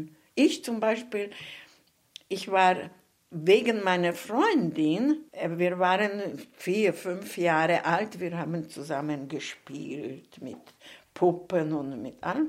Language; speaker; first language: German; non-native, fluent; Hungarian